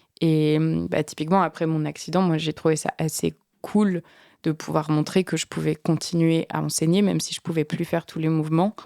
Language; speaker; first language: French; native; French